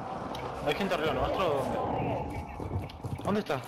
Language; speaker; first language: Spanish; native; Spanish